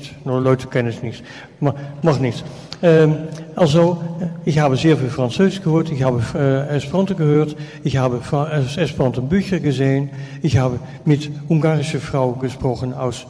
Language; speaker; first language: German; non-native, fluent; Dutch